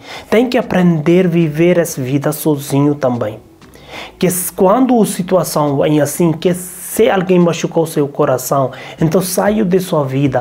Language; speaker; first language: Portuguese; non-native, learner; Hindi